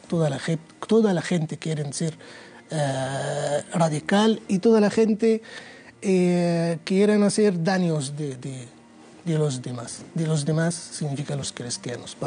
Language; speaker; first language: Spanish; non-native, learner; Arabic